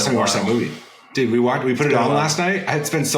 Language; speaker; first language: English; native; English